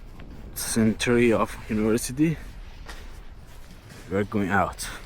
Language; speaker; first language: English; non-native, learner; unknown